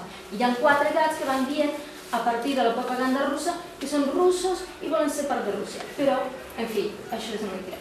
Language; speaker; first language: Catalan; non-native, fluent; Ukrainian